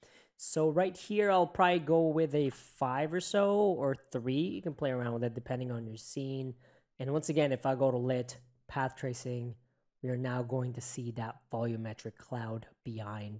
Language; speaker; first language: English; native; English